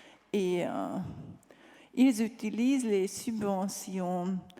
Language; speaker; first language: French; non-native, fluent; Hungarian